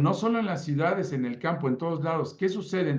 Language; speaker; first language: Spanish; native; Spanish